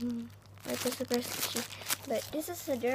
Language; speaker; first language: English; non-native, learner; Indonesian